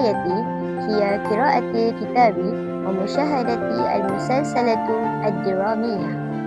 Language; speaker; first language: Arabic; non-native, learner; Malay